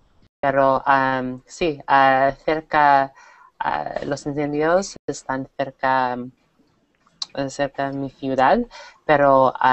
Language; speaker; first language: Spanish; non-native, learner; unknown